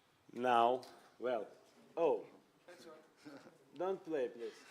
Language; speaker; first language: English; non-native, learner; Ukrainian